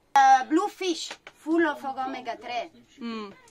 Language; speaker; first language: English; non-native, fluent; Italian